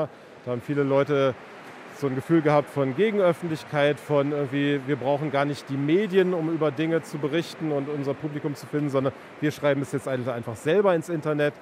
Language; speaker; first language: German; native; German